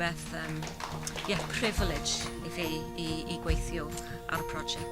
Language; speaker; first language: Welsh; non-native, learner; English